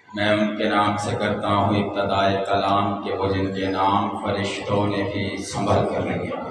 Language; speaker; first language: Urdu; non-native, local second language; Punjabi